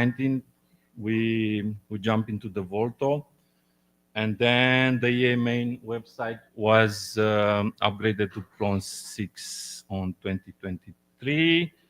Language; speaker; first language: English; non-native, fluent; Romanian